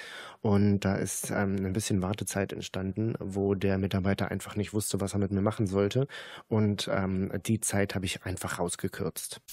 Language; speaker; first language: German; native; German